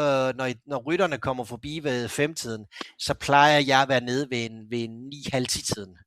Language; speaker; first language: Danish; native; Danish